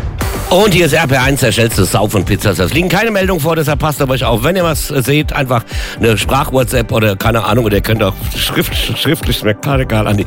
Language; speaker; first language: German; native; German